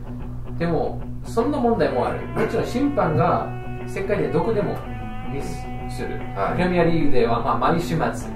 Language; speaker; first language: Japanese; non-native, fluent; English